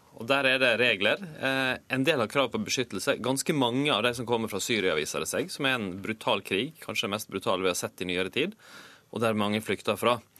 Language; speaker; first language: Norwegian; native; Norwegian